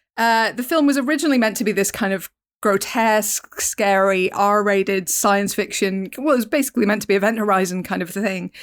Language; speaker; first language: English; native; English